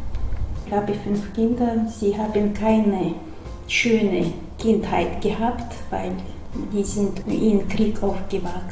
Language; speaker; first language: German; non-native, learner; Chechen